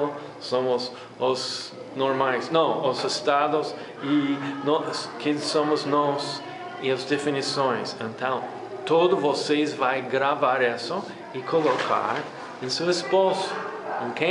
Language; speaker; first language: Portuguese; non-native, fluent; English